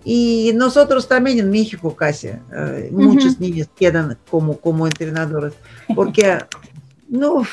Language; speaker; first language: Spanish; non-native, fluent; Russian